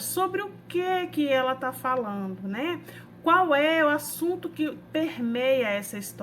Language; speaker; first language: Portuguese; native; Portuguese